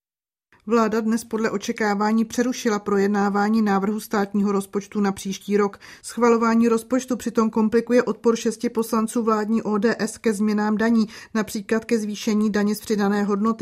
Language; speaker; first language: Czech; native; Czech